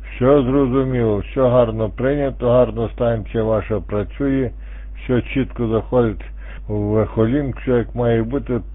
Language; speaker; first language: Ukrainian; native; Ukrainian